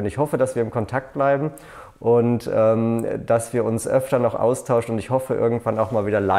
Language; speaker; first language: German; native; German